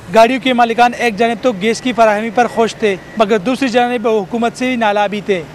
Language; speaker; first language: Urdu; non-native, local second language; Pashto